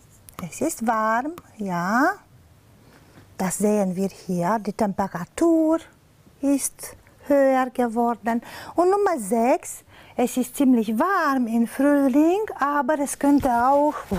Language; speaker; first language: German; non-native, fluent; Romanian